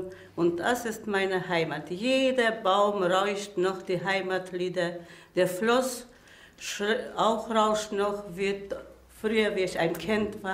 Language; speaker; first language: German; early bilingual, heritage; German